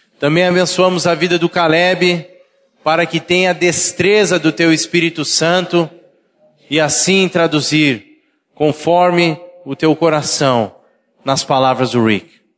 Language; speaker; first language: Portuguese; native; Portuguese